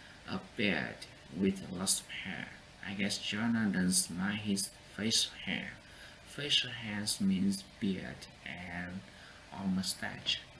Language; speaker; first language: English; non-native, learner; Vietnamese